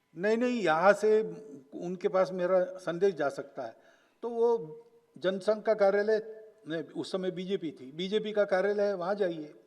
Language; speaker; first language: Hindi; non-native, local second language; Marathi